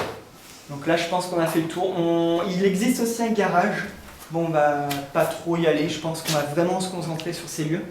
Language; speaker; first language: French; native; French